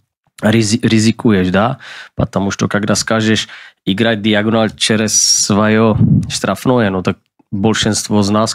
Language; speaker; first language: Russian; non-native, fluent; Czech